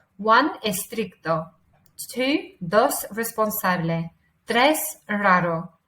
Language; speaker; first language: Spanish; non-native, fluent; English